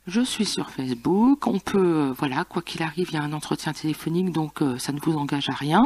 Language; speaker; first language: French; native; French